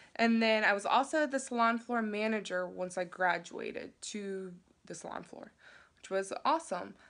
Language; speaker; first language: English; native; English